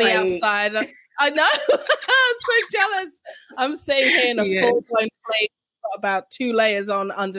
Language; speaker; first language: English; native; English